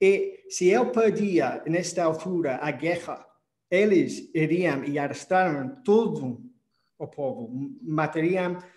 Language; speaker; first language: Portuguese; non-native, fluent; English